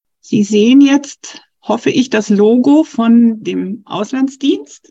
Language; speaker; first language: German; native; German